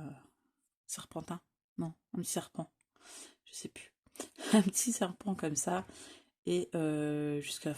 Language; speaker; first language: French; native; French